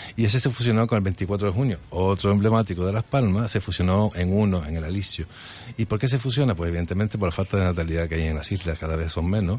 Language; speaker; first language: Spanish; early bilingual, other home language; French